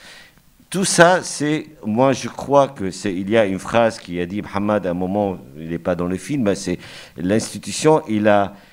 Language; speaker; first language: French; non-native, fluent; Arabic